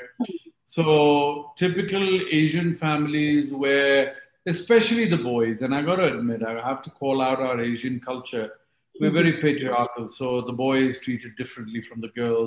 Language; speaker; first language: English; non-native, local second language; Hindi